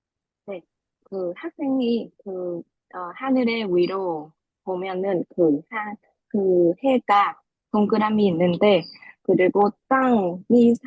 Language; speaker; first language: Korean; non-native, fluent; Vietnamese